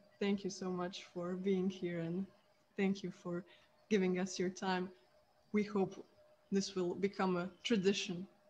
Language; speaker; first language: English; non-native, fluent; Croatian